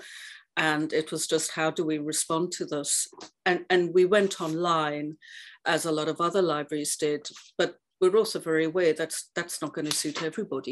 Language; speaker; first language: English; native; English